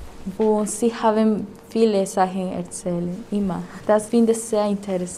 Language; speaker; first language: German; non-native, learner; Spanish